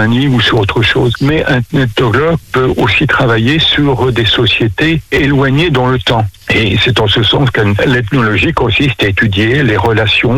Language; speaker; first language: French; native; French